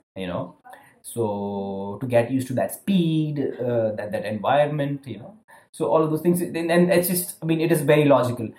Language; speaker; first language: English; non-native, local second language; Gujarati